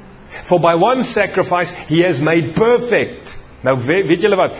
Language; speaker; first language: English; non-native, local second language; Afrikaans